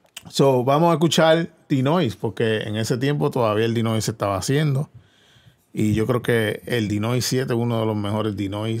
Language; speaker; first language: Spanish; early bilingual, heritage; Spanish